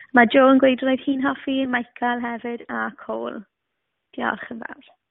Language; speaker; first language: Welsh; native; Welsh